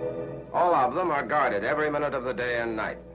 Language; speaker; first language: English; native; English